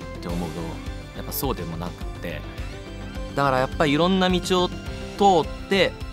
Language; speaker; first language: Japanese; early bilingual, heritage; Japanese